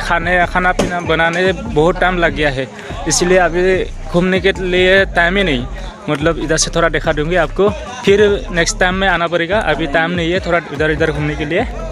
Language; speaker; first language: Hindi; non-native, local second language; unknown